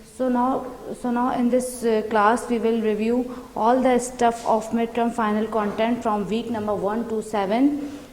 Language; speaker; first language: English; non-native, local second language; Urdu